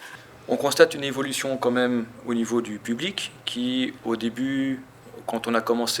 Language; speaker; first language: French; native; French